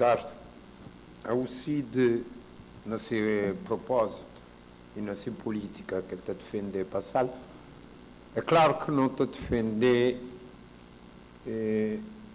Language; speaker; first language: Portuguese; non-native, local second language; Kabuverdianu